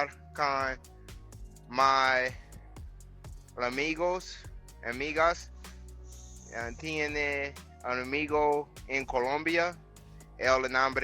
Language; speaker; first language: Spanish; non-native, learner; English